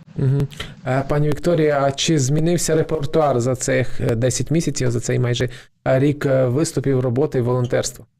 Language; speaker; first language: Ukrainian; native; Ukrainian